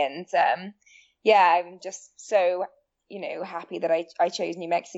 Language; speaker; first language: English; native; English